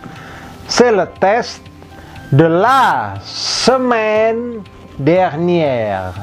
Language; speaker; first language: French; non-native, fluent; Indonesian